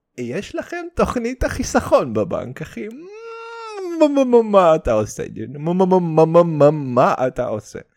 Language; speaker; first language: Hebrew; early bilingual, other home language; Russian